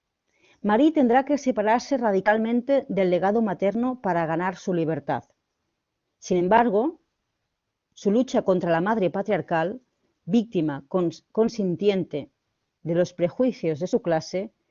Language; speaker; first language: Spanish; native; Spanish